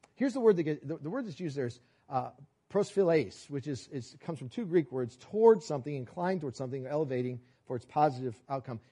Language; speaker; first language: English; native; English